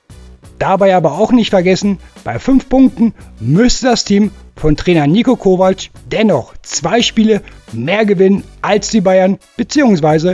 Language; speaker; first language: German; native; German